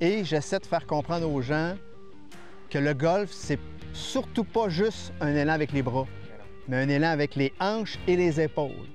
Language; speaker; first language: French; native; French